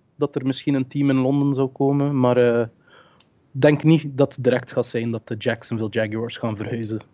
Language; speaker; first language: Dutch; early bilingual, other home language; English